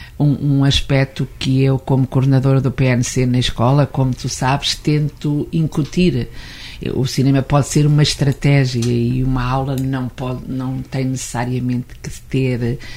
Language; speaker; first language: Portuguese; native; Portuguese